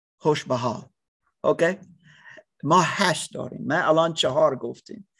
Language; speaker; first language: Persian; non-native, learner; English